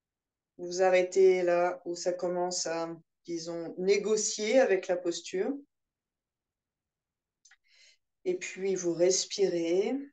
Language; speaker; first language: French; native; French